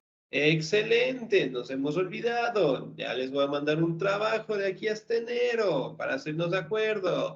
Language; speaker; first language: Spanish; native; Spanish